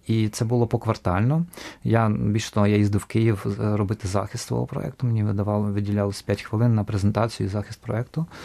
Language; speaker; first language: Ukrainian; native; Ukrainian